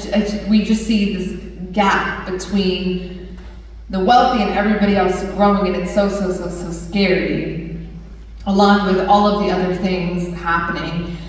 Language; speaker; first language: English; early bilingual, other home language; Punjabi